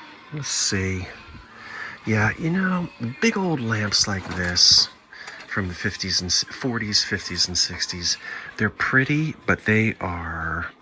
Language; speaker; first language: English; native; English